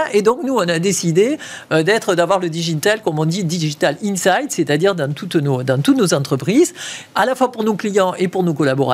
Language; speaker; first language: French; native; French